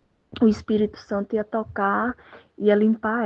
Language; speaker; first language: Portuguese; native; Portuguese